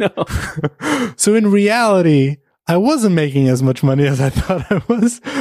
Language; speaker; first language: English; non-native, fluent; Portuguese